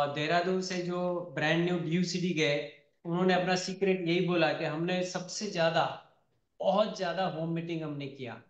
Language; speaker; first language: Hindi; non-native, local second language; Telugu